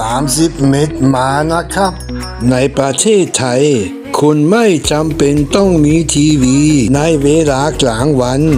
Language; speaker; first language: Thai; non-native, fluent; German